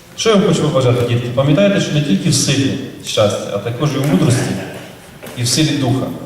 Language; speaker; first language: Ukrainian; native; Ukrainian